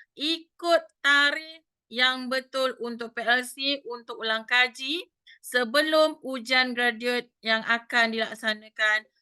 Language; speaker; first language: Malay; native; Malay